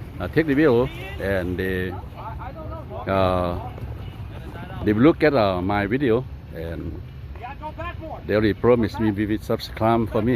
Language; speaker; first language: English; non-native, fluent; Lao